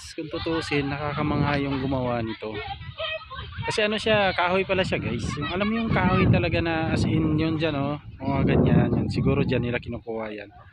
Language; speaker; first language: Filipino; non-native, local second language; Cebuano